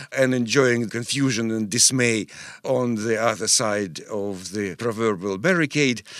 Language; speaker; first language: English; non-native, fluent; Russian